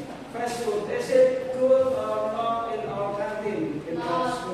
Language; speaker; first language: English; non-native, learner; Indonesian